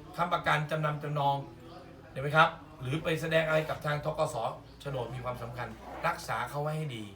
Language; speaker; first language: Thai; native; Thai